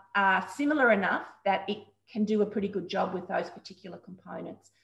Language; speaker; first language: English; native; English